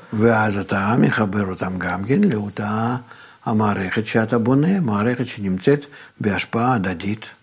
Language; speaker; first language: Hebrew; non-native, fluent; Russian